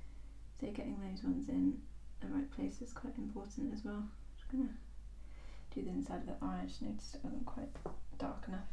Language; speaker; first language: English; native; English